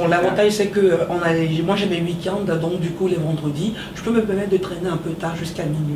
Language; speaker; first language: French; native; French